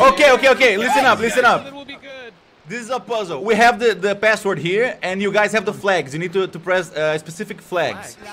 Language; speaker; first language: English; non-native, fluent; Portuguese